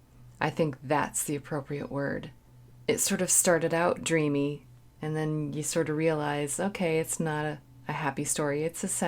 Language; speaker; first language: English; native; English